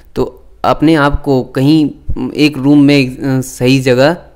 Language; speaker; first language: Hindi; native; Hindi